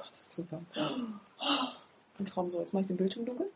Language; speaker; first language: German; native; German